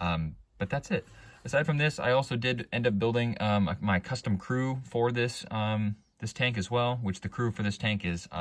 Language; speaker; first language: English; native; English